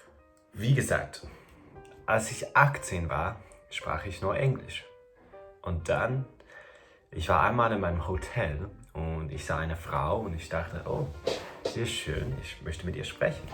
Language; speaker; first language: German; non-native, fluent; English